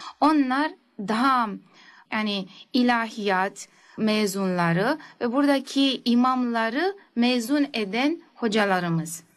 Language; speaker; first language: Turkish; native; Turkish